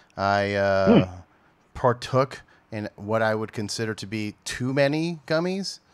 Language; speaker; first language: English; native; English